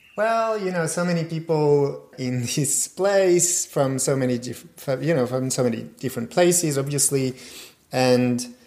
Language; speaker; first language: English; non-native, fluent; French